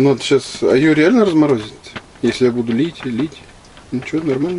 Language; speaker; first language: Russian; native; Russian